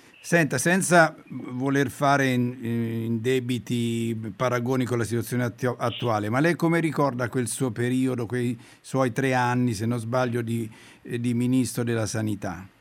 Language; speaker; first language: Italian; native; Italian